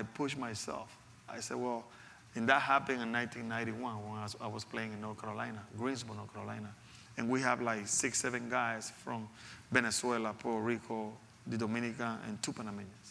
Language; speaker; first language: English; non-native, fluent; Spanish